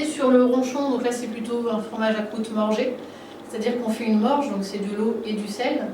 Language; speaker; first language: French; native; French